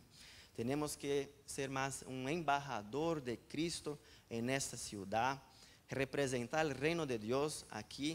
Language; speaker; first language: Spanish; non-native, fluent; Portuguese